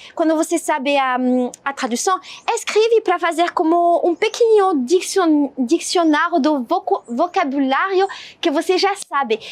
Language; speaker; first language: Portuguese; non-native, fluent; French